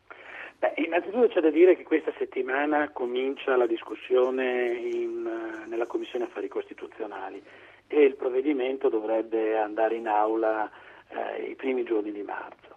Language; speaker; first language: Italian; native; Italian